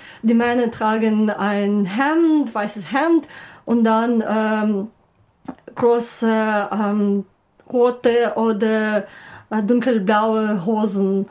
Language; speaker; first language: German; non-native, learner; Ukrainian